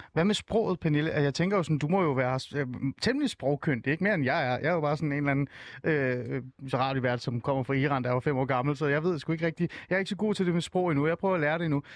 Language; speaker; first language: Danish; early bilingual, other home language; Persian